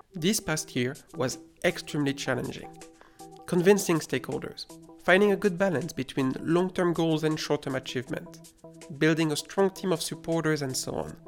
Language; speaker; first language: English; non-native, fluent; French